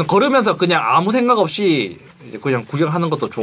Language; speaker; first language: Korean; native; Korean